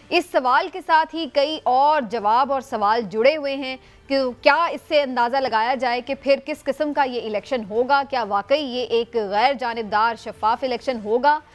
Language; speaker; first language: Urdu; native; Urdu